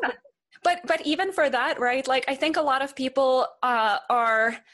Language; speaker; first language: English; non-native, fluent; Norwegian